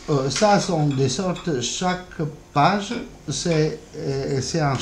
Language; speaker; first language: French; non-native, fluent; Italian